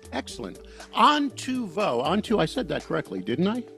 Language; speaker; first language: English; native; English